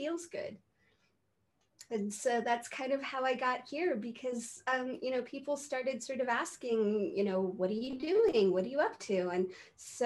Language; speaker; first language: English; native; English